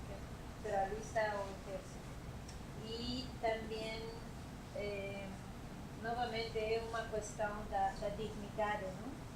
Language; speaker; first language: Portuguese; non-native, fluent; Spanish